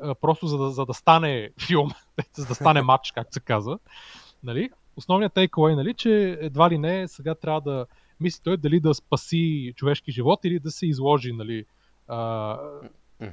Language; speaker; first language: Bulgarian; native; Bulgarian